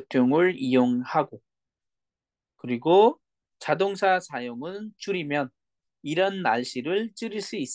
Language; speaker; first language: Korean; non-native, fluent; Nepali